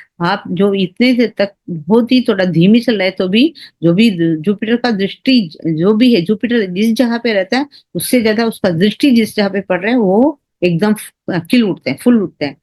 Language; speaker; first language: Hindi; non-native, local second language; Tamil